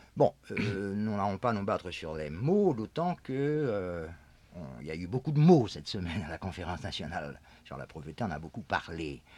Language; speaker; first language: French; native; French